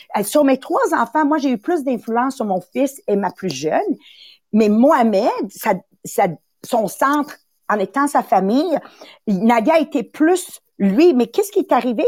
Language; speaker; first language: French; early bilingual, other home language; Italian